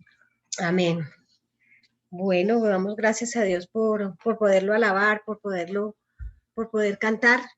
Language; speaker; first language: Spanish; native; Spanish